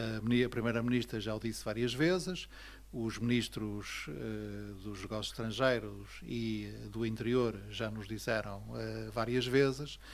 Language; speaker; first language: Portuguese; native; Portuguese